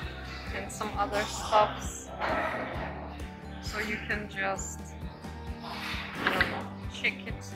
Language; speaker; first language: English; non-native, learner; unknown